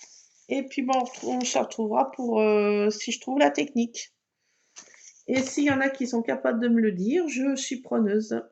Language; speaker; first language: French; native; French